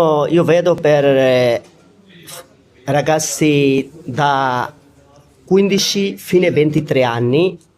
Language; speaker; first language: Italian; non-native, learner; Bangla